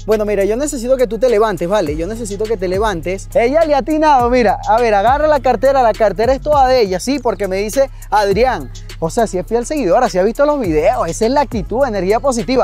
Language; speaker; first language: Spanish; native; Spanish